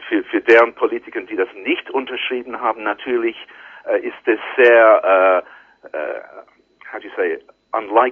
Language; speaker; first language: German; non-native, learner; English